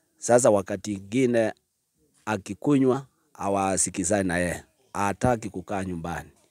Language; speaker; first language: Swahili; non-native, local second language; Gusii